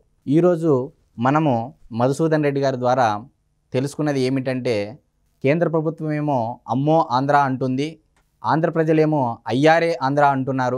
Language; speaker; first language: Telugu; native; Telugu